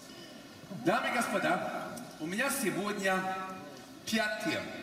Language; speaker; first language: Russian; non-native, fluent; Swedish